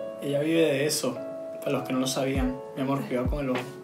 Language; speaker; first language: Spanish; native; Spanish